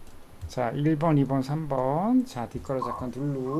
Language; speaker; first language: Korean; native; Korean